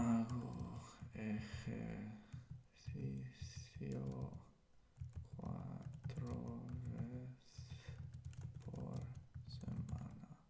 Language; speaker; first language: Spanish; non-native, learner; English